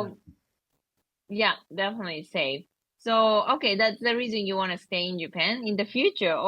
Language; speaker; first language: English; non-native, learner; Japanese